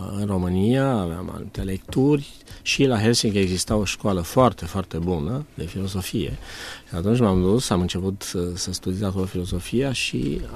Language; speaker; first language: Romanian; native; Romanian